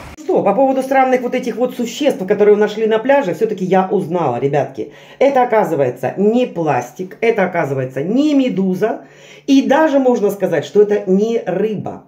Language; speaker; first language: Russian; native; Russian